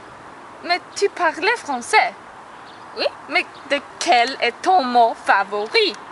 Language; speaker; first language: French; non-native, learner; Swedish